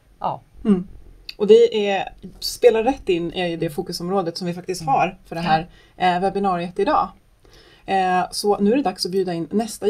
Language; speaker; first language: Swedish; native; Swedish